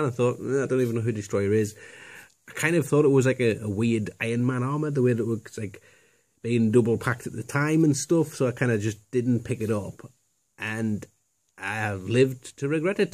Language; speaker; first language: English; native; English